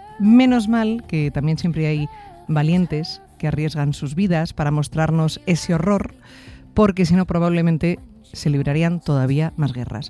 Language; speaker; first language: Spanish; native; Spanish